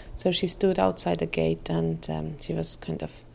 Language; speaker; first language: English; non-native, fluent; Estonian